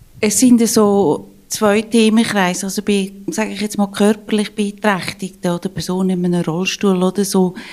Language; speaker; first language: German; native; German